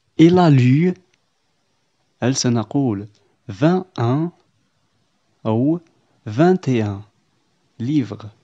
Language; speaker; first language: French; non-native, fluent; Arabic